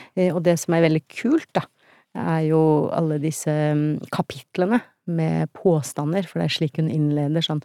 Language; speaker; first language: Norwegian; early bilingual, other home language; Turkish